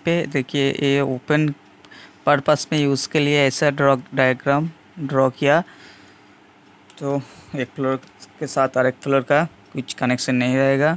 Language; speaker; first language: Hindi; non-native, local second language; Bangla